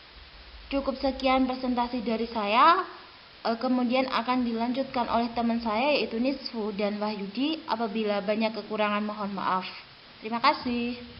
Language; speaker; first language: Indonesian; native; Indonesian